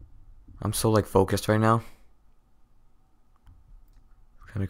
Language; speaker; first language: English; native; English